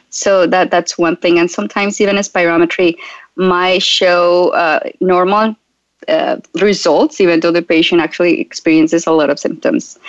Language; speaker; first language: English; non-native, fluent; Spanish